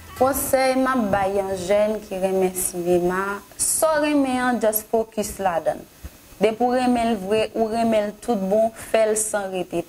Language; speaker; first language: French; non-native, local second language; Haitian Creole